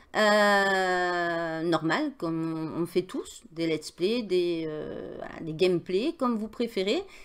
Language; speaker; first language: French; native; French